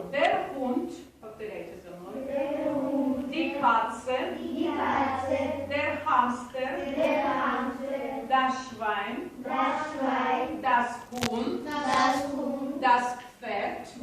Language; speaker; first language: German; non-native, fluent; Russian